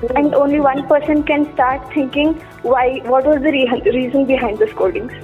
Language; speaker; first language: English; non-native, local second language; Kannada